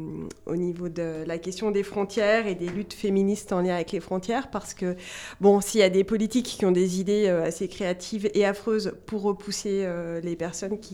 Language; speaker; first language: French; native; French